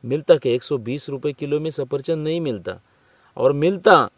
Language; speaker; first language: Hindi; non-native, local second language; Marathi